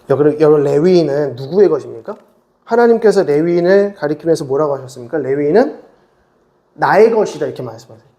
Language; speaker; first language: Korean; native; Korean